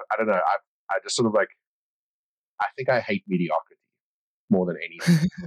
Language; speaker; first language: English; native; English